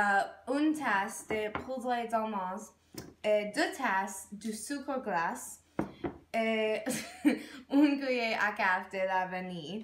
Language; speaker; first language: French; non-native, learner; English